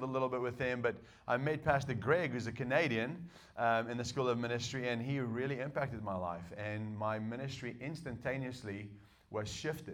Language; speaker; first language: English; non-native, local second language; Afrikaans